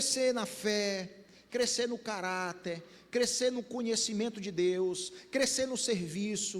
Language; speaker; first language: Portuguese; native; Portuguese